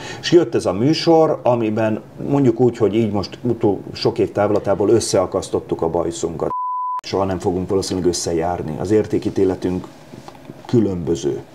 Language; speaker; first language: Hungarian; native; Hungarian